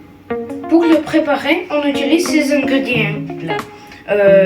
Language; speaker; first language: French; non-native, learner; Ukrainian